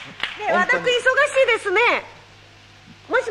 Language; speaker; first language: Japanese; native; Japanese